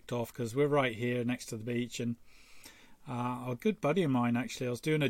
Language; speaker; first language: English; native; English